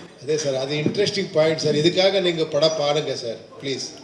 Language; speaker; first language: Tamil; non-native, learner; Kannada